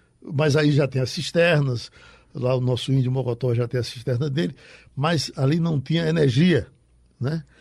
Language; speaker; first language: Portuguese; native; Portuguese